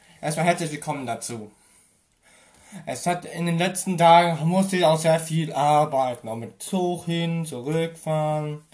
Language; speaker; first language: German; native; German